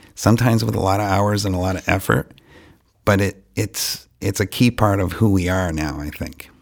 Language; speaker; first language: English; native; English